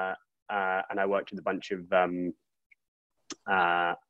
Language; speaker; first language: English; native; English